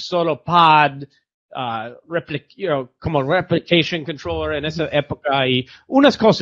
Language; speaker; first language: Spanish; non-native, fluent; English